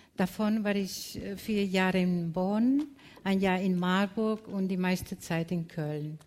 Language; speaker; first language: German; non-native, fluent; Spanish